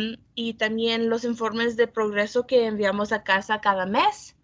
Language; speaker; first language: Spanish; early bilingual, heritage; Spanish